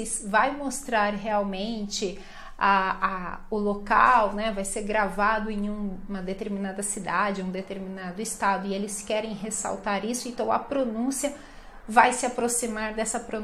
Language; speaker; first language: Portuguese; native; Portuguese